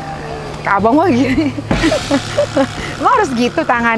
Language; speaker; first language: Indonesian; native; Indonesian